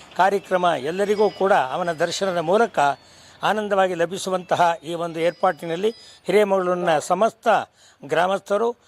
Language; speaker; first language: Kannada; native; Kannada